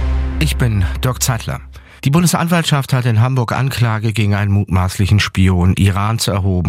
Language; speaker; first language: German; native; German